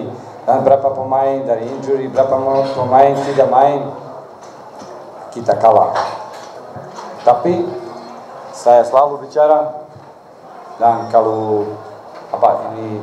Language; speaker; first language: Indonesian; non-native, learner; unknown